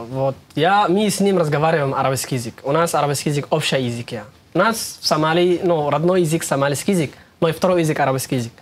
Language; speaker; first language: Russian; non-native, fluent; Somali